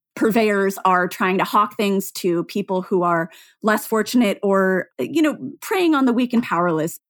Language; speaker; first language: English; native; English